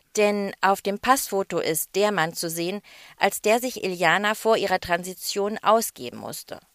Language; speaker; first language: German; native; German